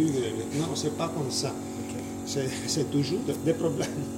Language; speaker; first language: French; non-native, fluent; Italian